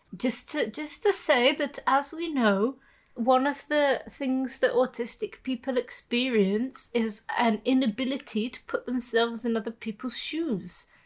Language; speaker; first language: English; native; English